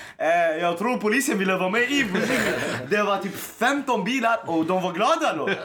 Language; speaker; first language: Swedish; early bilingual, other home language; Arabic